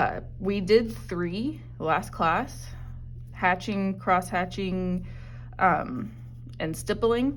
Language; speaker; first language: English; native; English